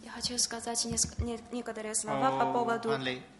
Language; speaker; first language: Russian; non-native, learner; Chinese